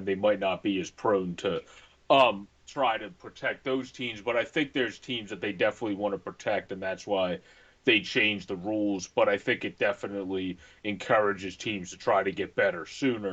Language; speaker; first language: English; native; English